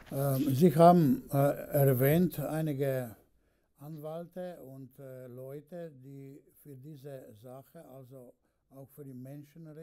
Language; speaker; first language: German; non-native, learner; Slovenian